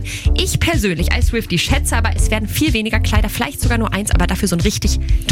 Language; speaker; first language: German; native; German